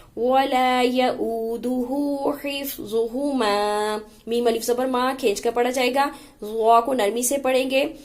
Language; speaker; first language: Urdu; native; Urdu